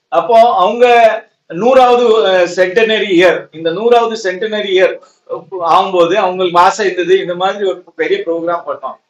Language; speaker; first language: Tamil; non-native, local second language; Marwari